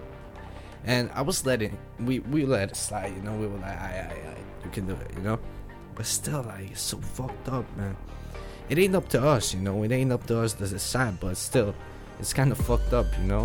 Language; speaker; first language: English; non-native, fluent; Dutch